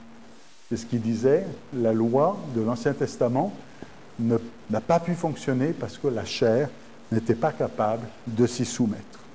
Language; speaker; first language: French; native; French